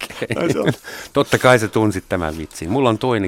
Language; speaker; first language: Finnish; non-native, fluent; German